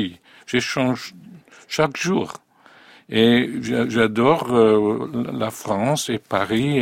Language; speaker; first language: French; non-native, fluent; Hungarian